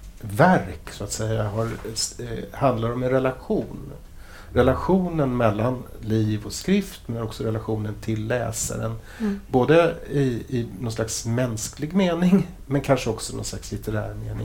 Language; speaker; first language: Swedish; native; Swedish